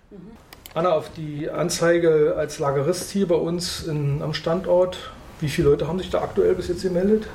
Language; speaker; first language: German; native; German